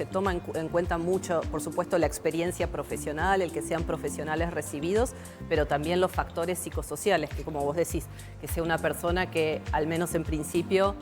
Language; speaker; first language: Spanish; native; Spanish